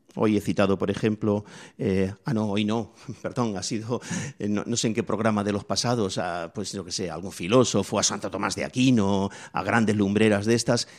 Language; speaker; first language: Spanish; native; Spanish